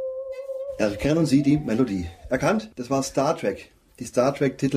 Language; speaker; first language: German; native; German